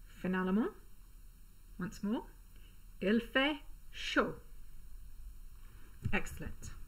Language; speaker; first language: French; non-native, fluent; English